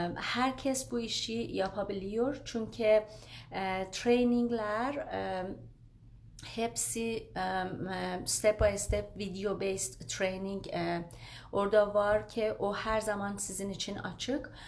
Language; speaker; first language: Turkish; non-native, learner; Persian